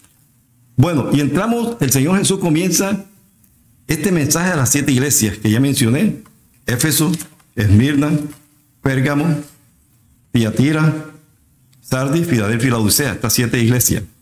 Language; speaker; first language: Spanish; native; Spanish